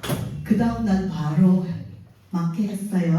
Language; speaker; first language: Korean; non-native, fluent; Filipino